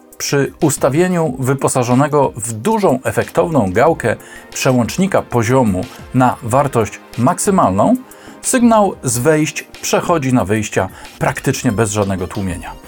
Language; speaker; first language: Polish; native; Polish